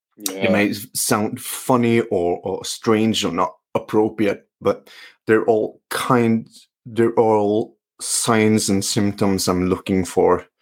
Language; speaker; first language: English; non-native, fluent; Norwegian